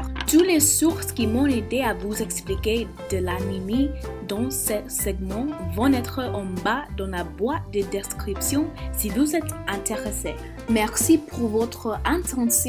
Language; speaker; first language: French; non-native, learner; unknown